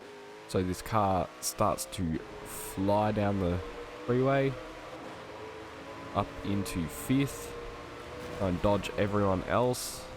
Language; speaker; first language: English; native; English